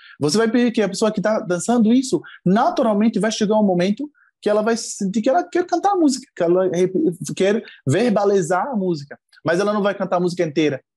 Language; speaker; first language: Portuguese; non-native, fluent; Arabic